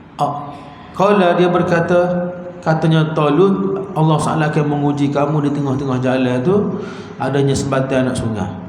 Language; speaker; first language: Malay; native; Malay